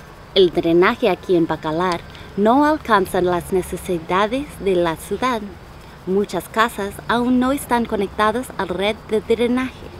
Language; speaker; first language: Spanish; non-native, learner; English